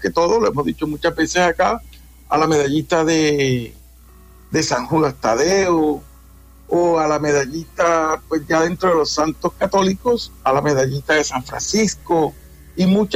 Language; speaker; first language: Spanish; native; Spanish